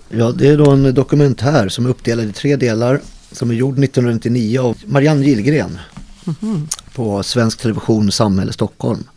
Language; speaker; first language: Swedish; native; Swedish